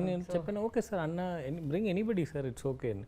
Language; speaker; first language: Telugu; non-native, learner; Tamil